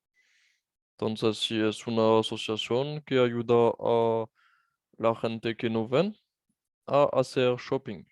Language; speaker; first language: Spanish; non-native, fluent; French